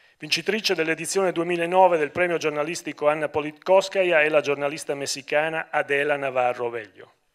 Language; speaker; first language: Italian; native; Italian